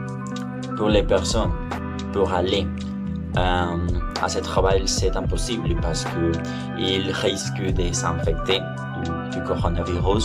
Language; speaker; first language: French; non-native, learner; Spanish